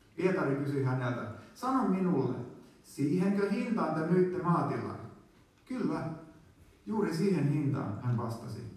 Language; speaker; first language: Finnish; native; Finnish